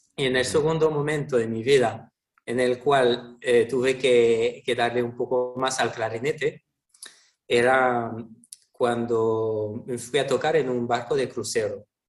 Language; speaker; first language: Spanish; non-native, fluent; French